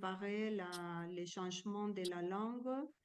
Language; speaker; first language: French; non-native, learner; Spanish